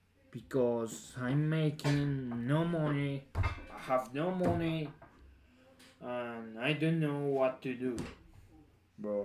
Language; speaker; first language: English; non-native, fluent; Spanish